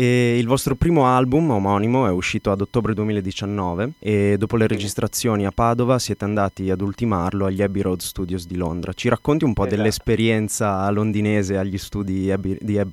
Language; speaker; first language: Italian; native; Italian